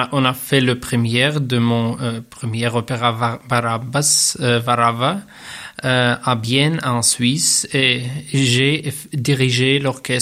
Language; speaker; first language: French; non-native, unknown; Russian